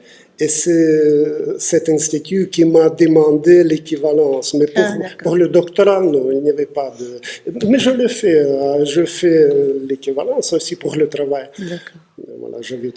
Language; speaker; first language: French; non-native, fluent; Russian